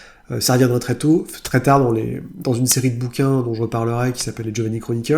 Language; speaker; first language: French; native; French